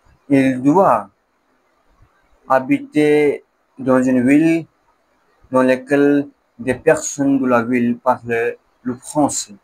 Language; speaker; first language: French; non-native, learner; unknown